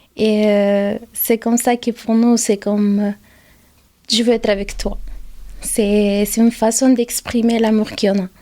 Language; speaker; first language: French; non-native, fluent; Spanish